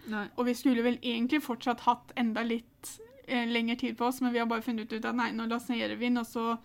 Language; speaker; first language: Norwegian; native; Norwegian